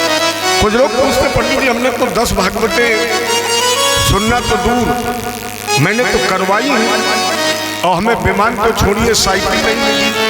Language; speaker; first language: Hindi; native; Hindi